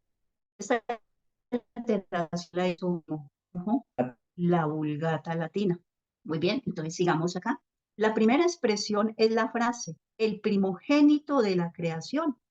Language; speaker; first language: Spanish; native; Spanish